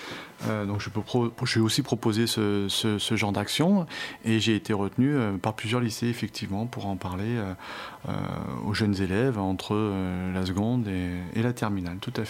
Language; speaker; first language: French; native; French